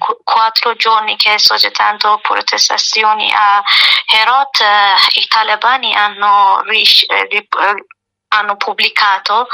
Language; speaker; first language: Italian; non-native, learner; Persian